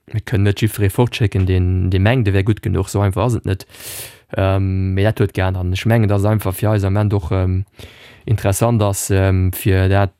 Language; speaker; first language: Luxembourgish; native; Luxembourgish